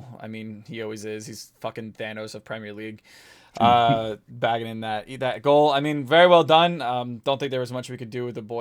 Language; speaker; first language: English; native; English